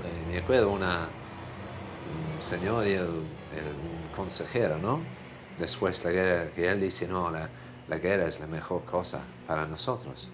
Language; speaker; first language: Spanish; non-native, fluent; English